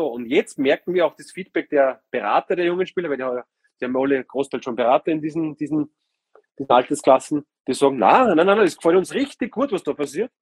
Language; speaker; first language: German; native; German